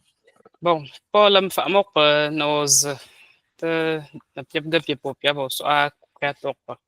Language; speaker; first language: French; non-native, local second language; Ghomala